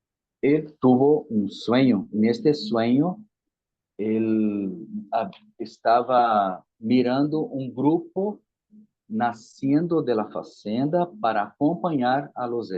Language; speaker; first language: Portuguese; non-native, learner; Spanish